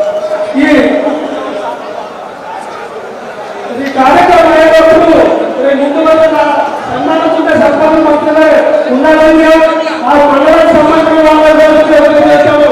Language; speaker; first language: Telugu; native; Telugu